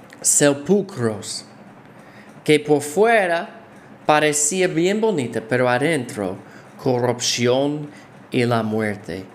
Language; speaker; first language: Spanish; non-native, fluent; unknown